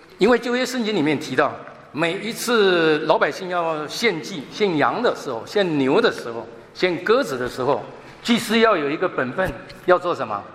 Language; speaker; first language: Chinese; non-native, local second language; Hakka Chinese